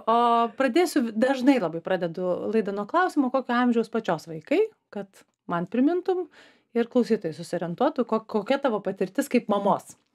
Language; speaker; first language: Lithuanian; native; Lithuanian